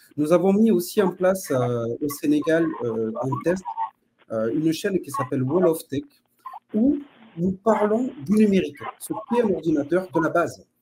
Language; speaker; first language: French; native; French